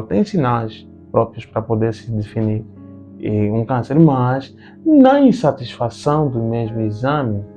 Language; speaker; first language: Portuguese; native; Portuguese